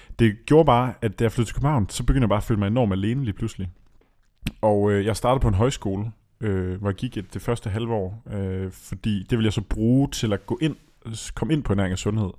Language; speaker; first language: Danish; native; Danish